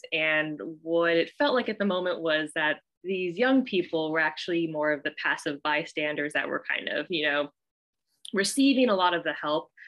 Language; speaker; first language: English; native; English